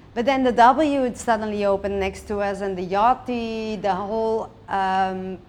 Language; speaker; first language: English; non-native, fluent; Dutch